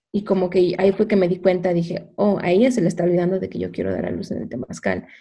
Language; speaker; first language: Spanish; native; Spanish